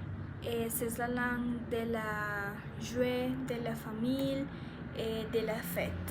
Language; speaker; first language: French; non-native, learner; Spanish